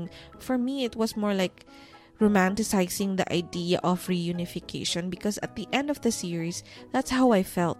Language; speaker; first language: English; non-native, local second language; Filipino